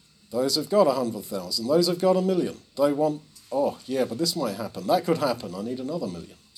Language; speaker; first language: English; native; English